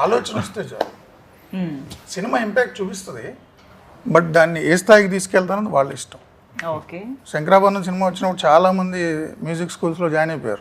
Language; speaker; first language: Telugu; native; Telugu